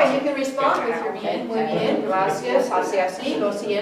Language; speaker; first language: Spanish; non-native, fluent; English